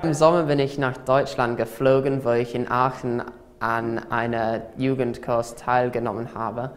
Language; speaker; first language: German; non-native, learner; English